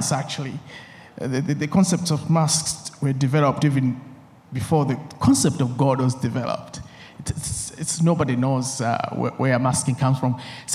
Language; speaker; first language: English; non-native, local second language; Nyanja